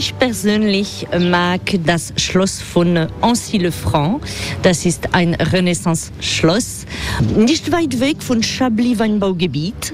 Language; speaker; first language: German; non-native, fluent; French